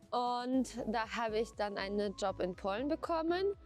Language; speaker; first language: German; non-native, fluent; Polish